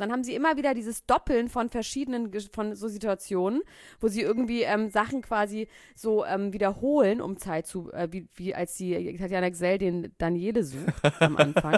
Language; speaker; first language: German; native; German